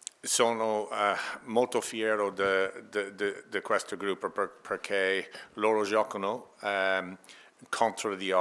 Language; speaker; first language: Italian; non-native, learner; English